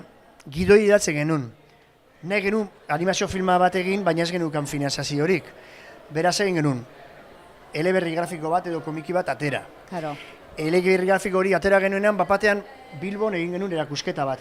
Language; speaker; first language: Basque; native; Basque